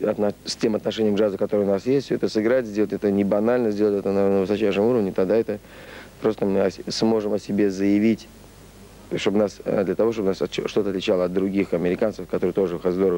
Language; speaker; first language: Russian; native; Russian